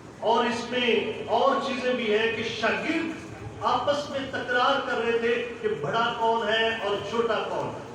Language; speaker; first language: Urdu; non-native, local second language; Punjabi